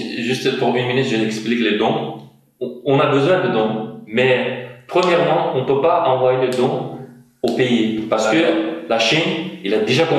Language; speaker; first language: French; non-native, fluent; Uyghur